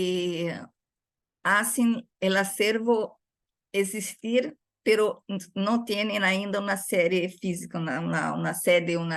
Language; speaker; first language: Spanish; non-native, fluent; Portuguese